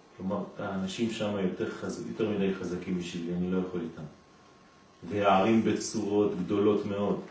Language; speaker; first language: Hebrew; non-native, fluent; French